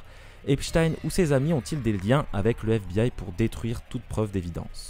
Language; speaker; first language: French; native; French